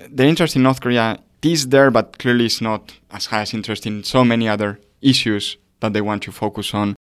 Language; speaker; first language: English; non-native, fluent; Spanish